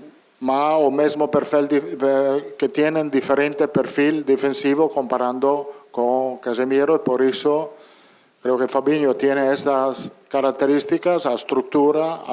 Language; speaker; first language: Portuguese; non-native, learner; Italian